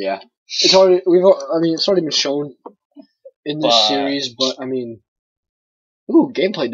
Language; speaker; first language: English; native; English